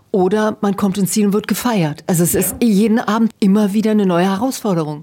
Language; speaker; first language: German; native; German